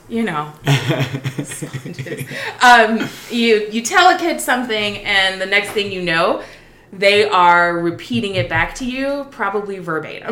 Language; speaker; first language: English; native; English